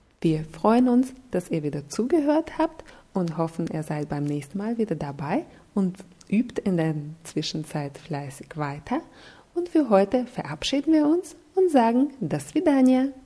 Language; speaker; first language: German; non-native, fluent; Russian